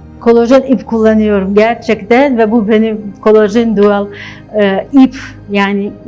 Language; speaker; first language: Turkish; non-native, fluent; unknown